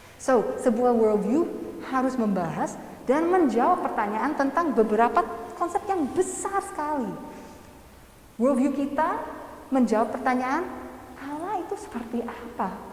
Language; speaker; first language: Indonesian; non-native, fluent; English